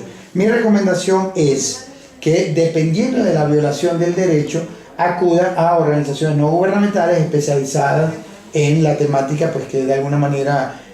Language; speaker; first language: Spanish; native; Spanish